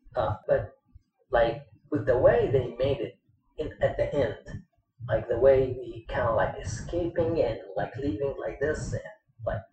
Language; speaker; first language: English; non-native, fluent; Arabic